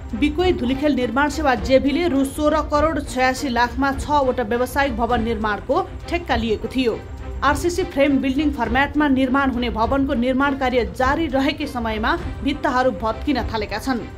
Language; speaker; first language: Nepali; native; Nepali